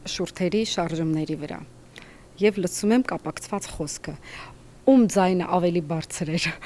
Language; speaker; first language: Armenian; non-native, local second language; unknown